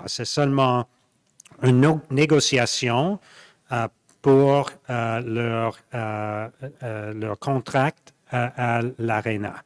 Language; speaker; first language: French; non-native, local second language; English